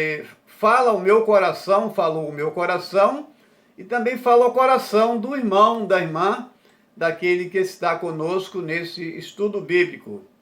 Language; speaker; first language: Portuguese; native; Portuguese